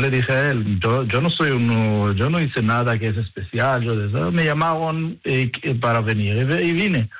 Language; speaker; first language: Spanish; non-native, learner; Hebrew